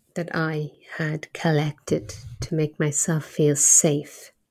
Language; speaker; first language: English; native; English